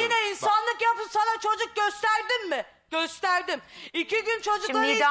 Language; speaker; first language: Turkish; native; Turkish